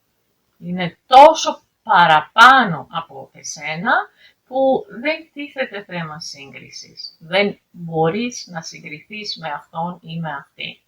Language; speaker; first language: Greek; native; Greek